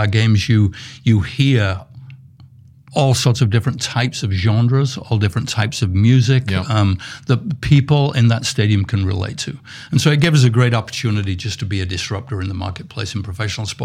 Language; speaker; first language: English; native; English